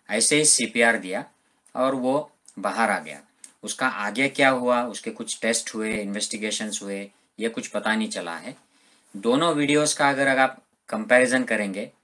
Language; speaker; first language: Hindi; non-native, local second language; Marathi